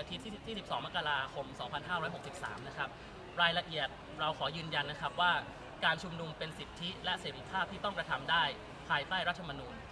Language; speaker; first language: Thai; native; Thai